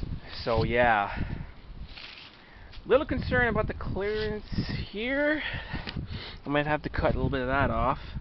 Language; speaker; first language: English; native; English